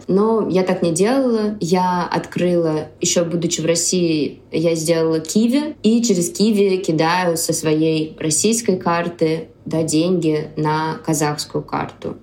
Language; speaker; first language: Russian; native; Russian